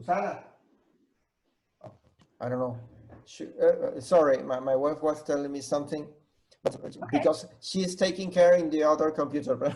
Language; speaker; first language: English; non-native, fluent; Spanish